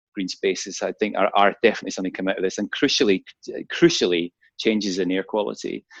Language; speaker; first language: English; native; English